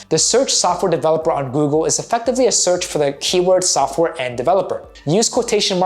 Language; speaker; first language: English; native; English